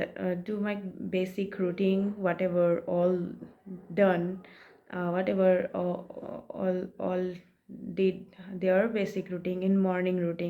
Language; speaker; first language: English; non-native, learner; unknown